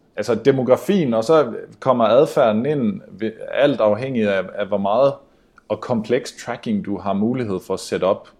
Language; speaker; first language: Danish; native; Danish